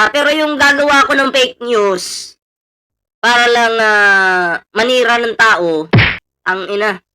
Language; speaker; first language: Filipino; non-native, local second language; Cebuano